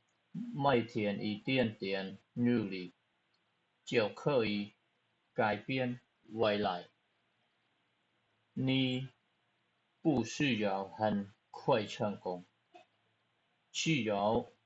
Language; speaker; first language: Chinese; non-native, fluent; Khmer